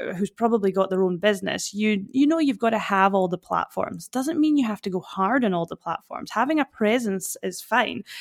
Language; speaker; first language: English; native; English